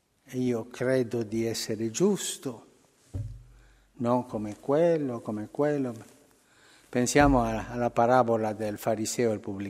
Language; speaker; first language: Italian; non-native, fluent; Spanish